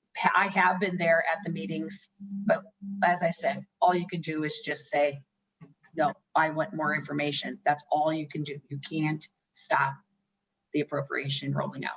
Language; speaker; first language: English; native; English